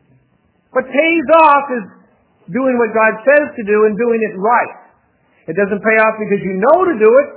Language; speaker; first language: English; native; English